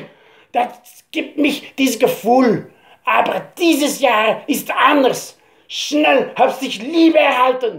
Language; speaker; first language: German; non-native, learner; Dutch